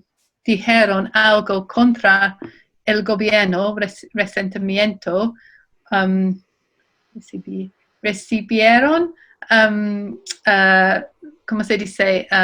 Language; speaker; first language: Spanish; non-native, fluent; English